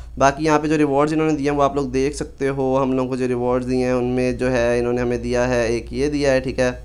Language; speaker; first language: Hindi; native; Hindi